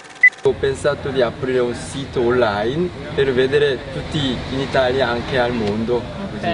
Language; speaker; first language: Italian; non-native, learner; Korean